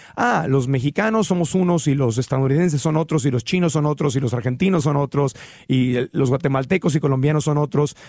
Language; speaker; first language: Spanish; native; Spanish